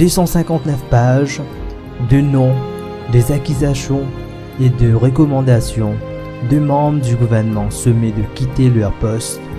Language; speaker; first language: French; non-native, local second language; Morisyen